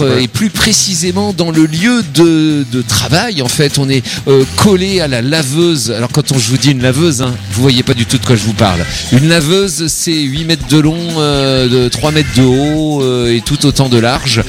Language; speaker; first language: French; native; French